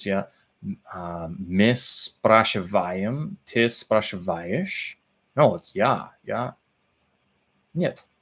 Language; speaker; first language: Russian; non-native, learner; English